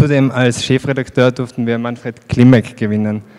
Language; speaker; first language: German; native; German